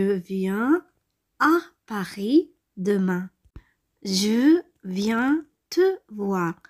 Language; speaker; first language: French; non-native, fluent; Tamil